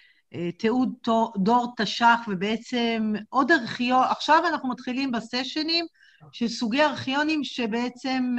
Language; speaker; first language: Hebrew; native; Hebrew